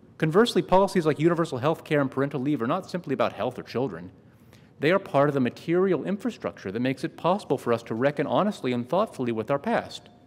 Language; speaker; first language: English; native; English